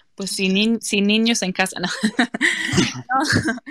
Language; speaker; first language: Spanish; non-native, fluent; English